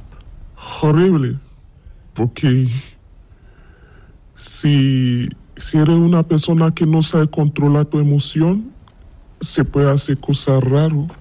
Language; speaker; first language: Spanish; non-native, learner; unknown